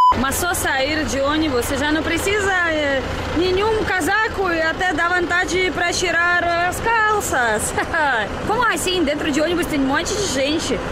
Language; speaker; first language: Portuguese; non-native, fluent; Russian